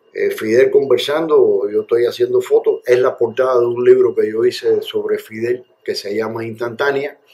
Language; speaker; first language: Spanish; native; Spanish